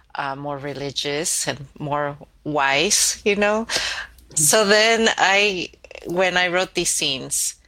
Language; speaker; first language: English; early bilingual, other home language; Spanish